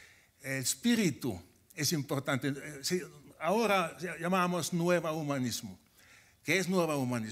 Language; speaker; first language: Spanish; non-native, fluent; Finnish